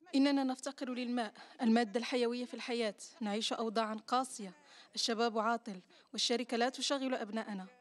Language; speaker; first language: Arabic; native; Arabic